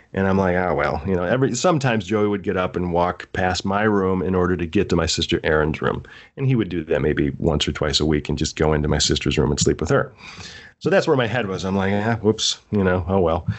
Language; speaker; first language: English; native; English